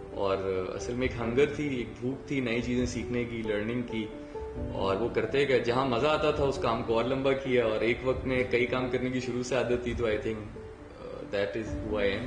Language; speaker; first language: Urdu; native; Urdu